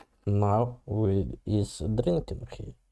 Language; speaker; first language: English; non-native, learner; Russian